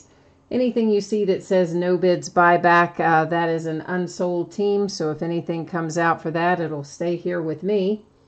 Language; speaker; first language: English; native; English